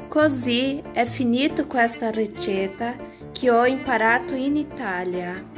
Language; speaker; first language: Italian; non-native, learner; Portuguese